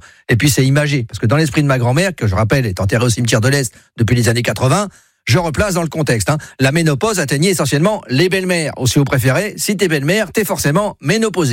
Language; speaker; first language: French; native; French